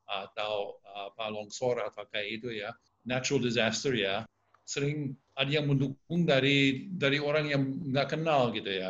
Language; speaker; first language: Indonesian; non-native, fluent; English